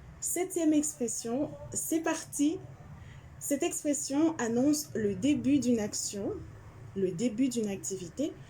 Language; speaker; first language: French; non-native, local second language; Haitian Creole